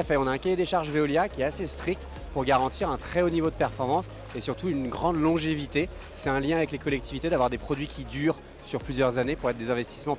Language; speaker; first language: French; native; French